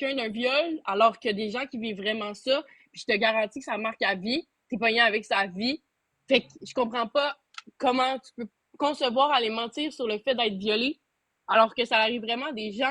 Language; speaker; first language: French; native; French